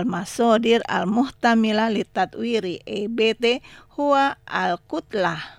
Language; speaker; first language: Arabic; non-native, fluent; Indonesian